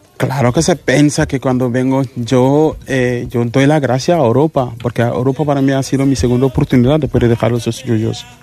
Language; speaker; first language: Spanish; non-native, fluent; Mandingo